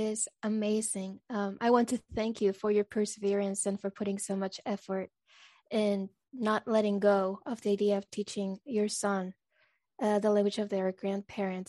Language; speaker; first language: English; non-native, fluent; Spanish